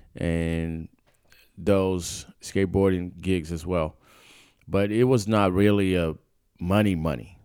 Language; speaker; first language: English; non-native, fluent; Portuguese